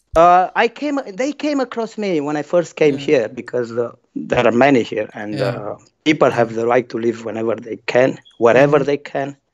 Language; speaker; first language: English; non-native, fluent; Romanian